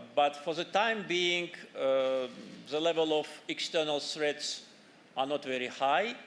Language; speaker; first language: English; non-native, fluent; Azerbaijani